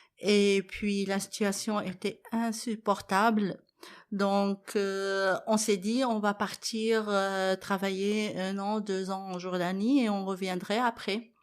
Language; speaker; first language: French; non-native, fluent; Arabic